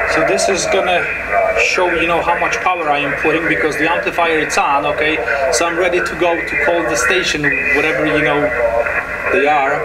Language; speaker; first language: English; non-native, fluent; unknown